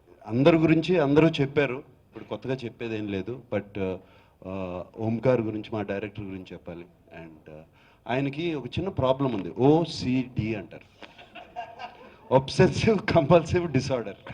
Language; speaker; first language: Telugu; native; Telugu